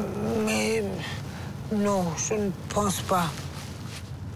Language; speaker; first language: French; non-native, fluent; Persian